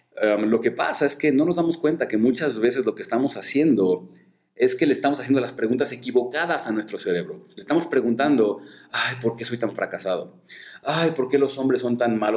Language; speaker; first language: Spanish; native; Spanish